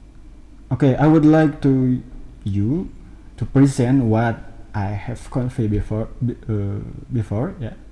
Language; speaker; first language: English; non-native, fluent; Indonesian